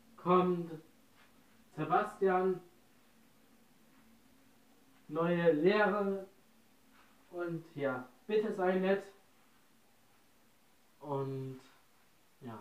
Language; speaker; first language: German; non-native, learner; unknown